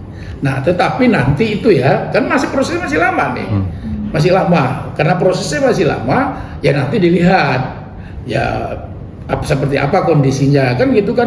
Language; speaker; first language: Indonesian; native; Indonesian